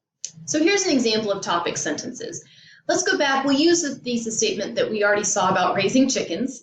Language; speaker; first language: English; native; English